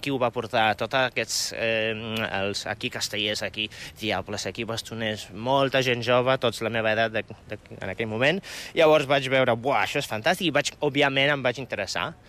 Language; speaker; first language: Catalan; non-native, fluent; Polish